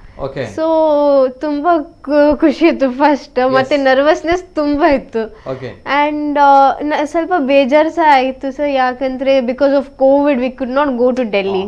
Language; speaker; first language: Kannada; non-native, local second language; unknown